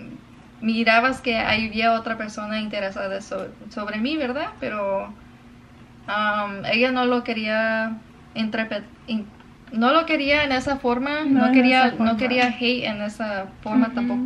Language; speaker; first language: Spanish; early bilingual, other home language; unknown